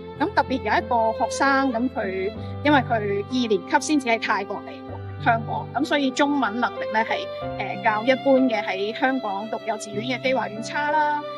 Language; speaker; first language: Cantonese; native; Cantonese